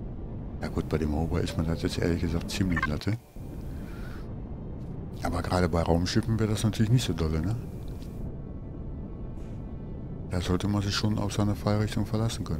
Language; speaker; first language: German; native; German